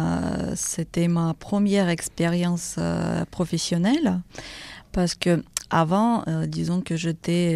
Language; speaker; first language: French; non-native, fluent; Russian